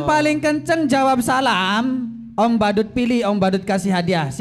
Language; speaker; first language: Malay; non-native, local second language; Javanese